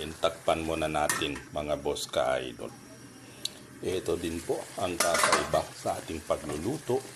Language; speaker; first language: Filipino; non-native, local second language; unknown